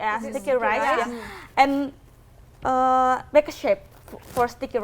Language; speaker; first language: English; non-native, learner; Indonesian